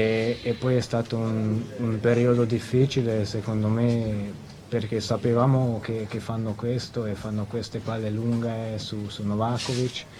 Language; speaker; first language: Italian; non-native, fluent; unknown